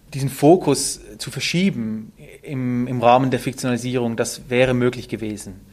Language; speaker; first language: German; native; German